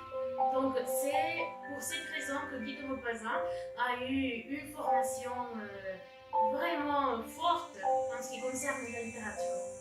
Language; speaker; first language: French; non-native, learner; Spanish